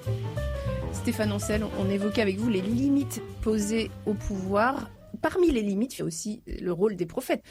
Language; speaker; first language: French; native; French